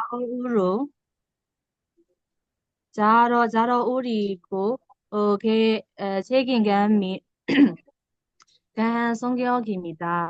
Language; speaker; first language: Korean; non-native, learner; Burmese